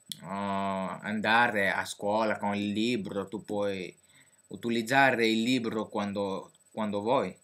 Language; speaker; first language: Italian; non-native, fluent; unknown